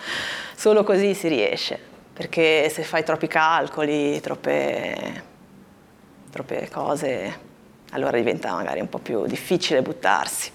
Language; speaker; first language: Italian; native; Italian